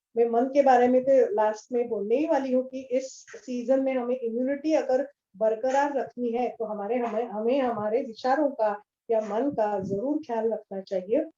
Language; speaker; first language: Hindi; non-native, local second language; Marathi